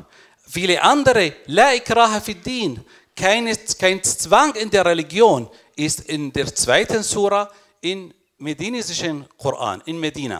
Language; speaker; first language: German; non-native, fluent; Arabic